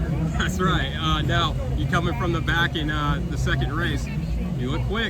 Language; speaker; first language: English; native; English